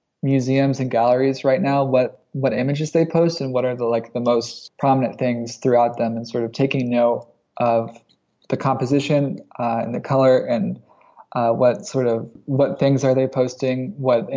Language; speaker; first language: English; native; English